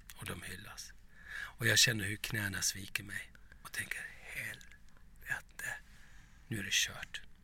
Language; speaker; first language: Swedish; early bilingual, other home language; Turoyo